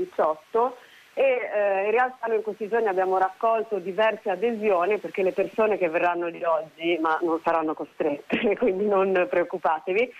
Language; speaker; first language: Italian; native; Italian